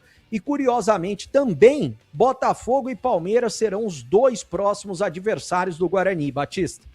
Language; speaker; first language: Portuguese; native; Portuguese